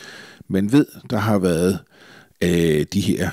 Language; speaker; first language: Danish; native; Danish